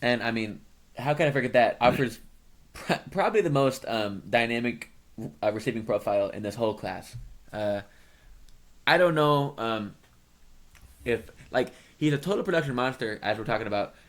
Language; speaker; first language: English; native; English